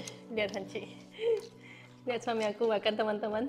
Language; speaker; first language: Indonesian; native; Indonesian